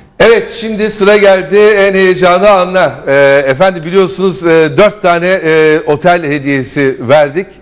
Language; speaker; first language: Turkish; native; Turkish